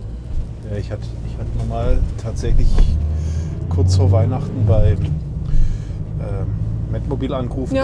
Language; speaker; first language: German; native; German